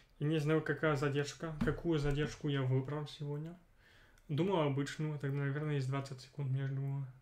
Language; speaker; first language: Russian; non-native, fluent; French